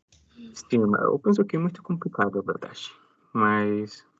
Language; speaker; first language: Portuguese; non-native, learner; Spanish